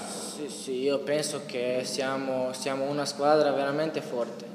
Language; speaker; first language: Italian; non-native, learner; Croatian